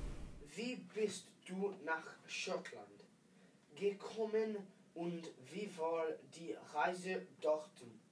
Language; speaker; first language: German; non-native, learner; English